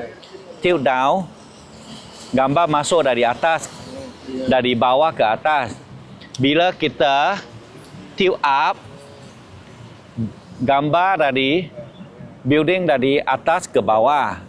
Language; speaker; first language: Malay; non-native, local second language; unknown